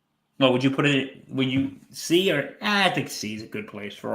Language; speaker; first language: English; native; English